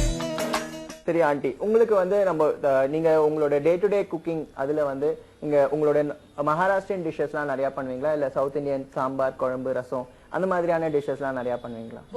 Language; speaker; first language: Tamil; native; Tamil